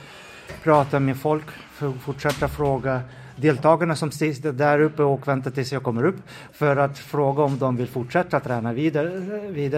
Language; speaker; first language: Swedish; non-native, fluent; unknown